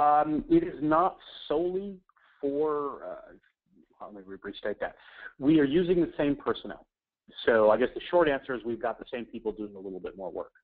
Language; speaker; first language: English; native; English